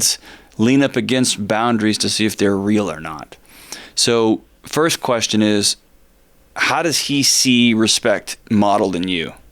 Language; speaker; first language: English; native; English